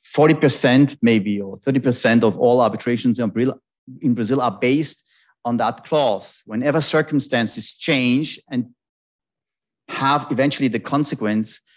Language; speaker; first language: English; non-native, fluent; German